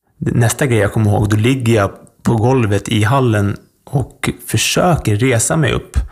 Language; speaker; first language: Swedish; native; Swedish